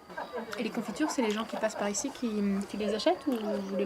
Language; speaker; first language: French; native; French